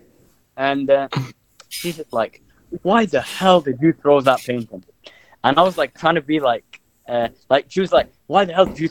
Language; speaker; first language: English; native; English